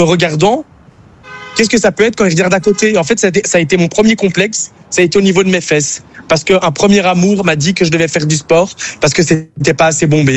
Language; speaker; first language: French; native; French